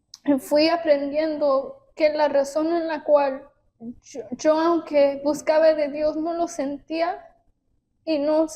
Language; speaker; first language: Spanish; early bilingual, heritage; Spanish